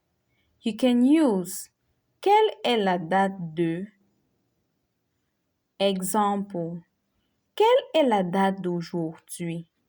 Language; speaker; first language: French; non-native, fluent; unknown